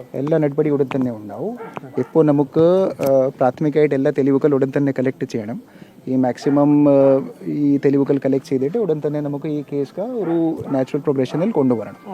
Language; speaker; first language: Malayalam; non-native, learner; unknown